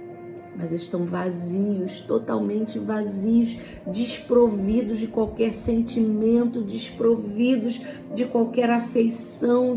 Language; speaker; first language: Portuguese; native; Portuguese